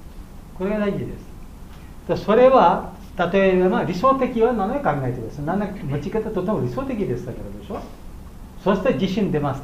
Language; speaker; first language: Japanese; non-native, learner; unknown